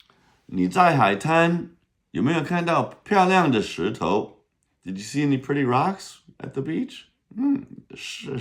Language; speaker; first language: Chinese; non-native, fluent; English